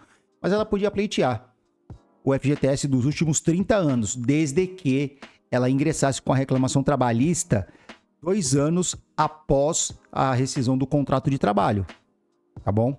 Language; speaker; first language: Portuguese; native; Portuguese